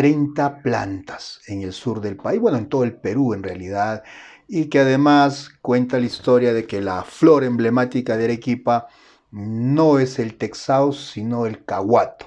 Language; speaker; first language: Spanish; native; Spanish